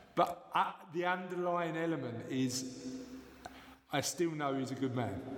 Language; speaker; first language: English; native; English